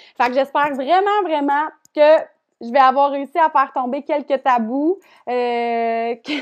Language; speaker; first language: French; native; French